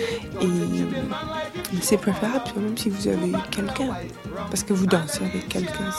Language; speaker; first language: French; non-native, fluent; English